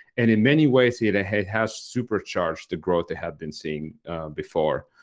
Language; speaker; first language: English; non-native, fluent; Bulgarian